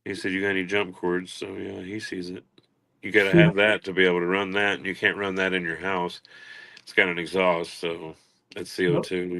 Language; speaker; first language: English; native; English